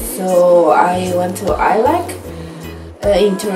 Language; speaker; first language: English; non-native, learner; Spanish